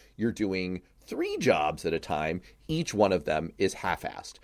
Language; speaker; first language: English; native; English